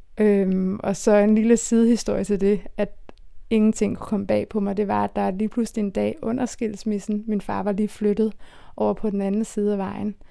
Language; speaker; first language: Danish; early bilingual, other home language; Turkish